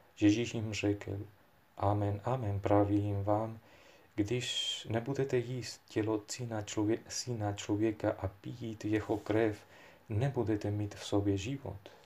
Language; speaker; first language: Czech; non-native, fluent; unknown